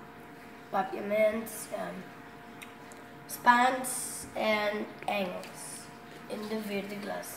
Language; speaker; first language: Dutch; non-native, local second language; Papiamento